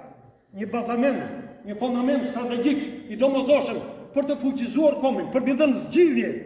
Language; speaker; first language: Albanian; native; Albanian